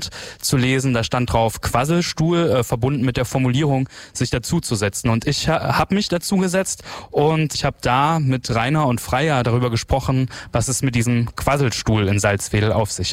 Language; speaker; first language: German; native; German